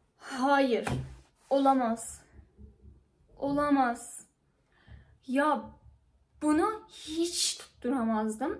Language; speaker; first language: Turkish; non-native, fluent; Persian